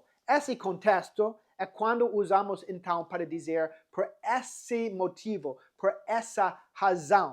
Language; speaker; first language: Portuguese; non-native, fluent; English